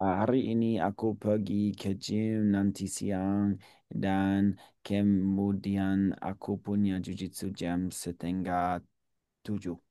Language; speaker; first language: Indonesian; non-native, learner; English